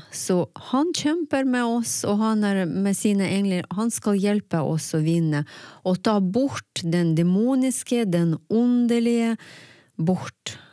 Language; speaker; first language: Norwegian; non-native, fluent; Ukrainian